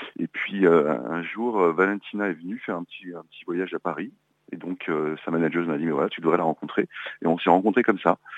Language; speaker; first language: French; native; French